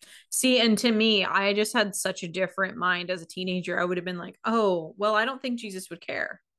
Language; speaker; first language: English; native; English